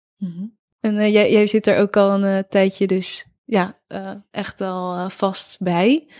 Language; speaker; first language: Dutch; native; Dutch